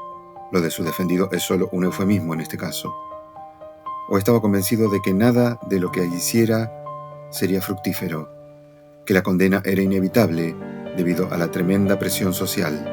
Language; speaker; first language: Spanish; native; Spanish